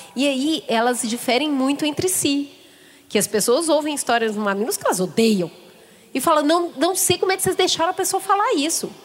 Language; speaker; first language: Portuguese; native; Portuguese